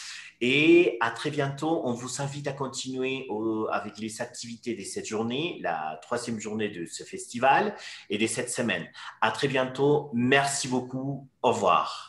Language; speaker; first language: French; non-native, fluent; Spanish